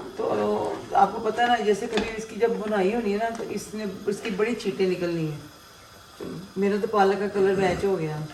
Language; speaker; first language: Urdu; non-native, local second language; Punjabi